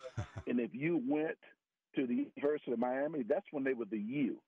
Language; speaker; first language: English; native; English